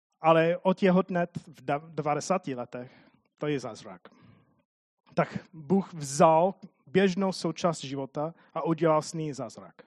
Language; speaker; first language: Czech; non-native, fluent; English